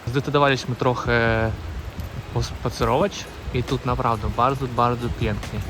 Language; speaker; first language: Polish; non-native, learner; Russian